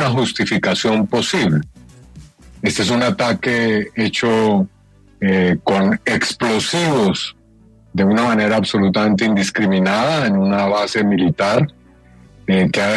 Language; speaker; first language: Spanish; native; Spanish